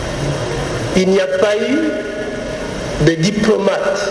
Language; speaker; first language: French; non-native, local second language; Kinyarwanda